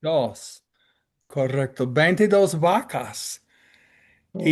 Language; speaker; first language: Spanish; non-native, fluent; English